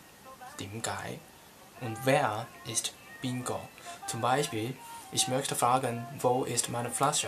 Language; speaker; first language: German; non-native, learner; Cantonese